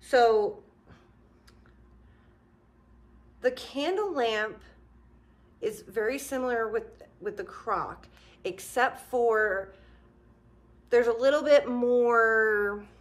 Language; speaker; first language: English; native; English